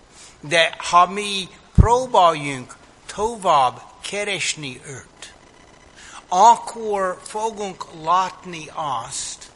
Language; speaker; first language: Hungarian; non-native, fluent; English